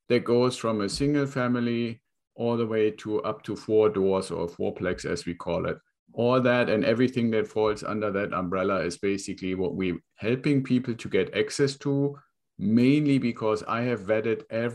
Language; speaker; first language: English; non-native, fluent; German